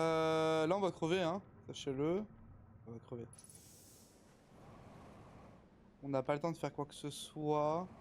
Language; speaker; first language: French; native; French